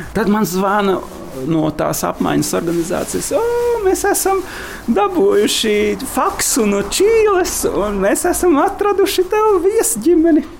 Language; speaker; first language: Latvian; non-native, fluent; Norwegian